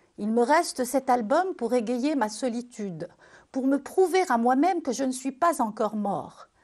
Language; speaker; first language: French; non-native, local second language; Arabic